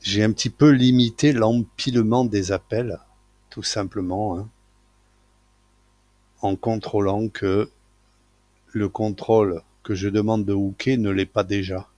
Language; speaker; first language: French; native; French